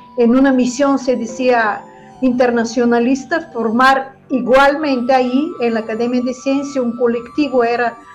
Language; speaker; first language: Spanish; non-native, fluent; Bulgarian